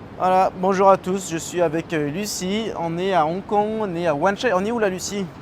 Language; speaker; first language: French; native; French